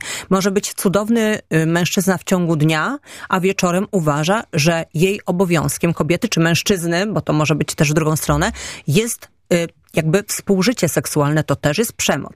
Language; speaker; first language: Polish; native; Polish